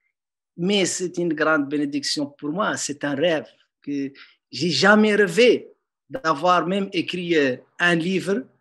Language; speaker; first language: French; non-native, local second language; Arabic